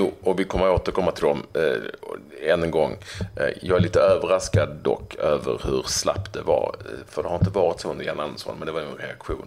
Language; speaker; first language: Swedish; native; Swedish